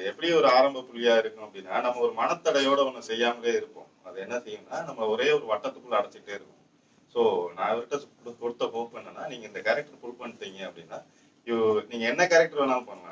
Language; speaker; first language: Tamil; native; Tamil